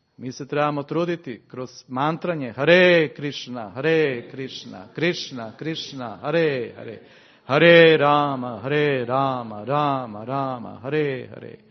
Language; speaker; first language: Serbian; native; Serbian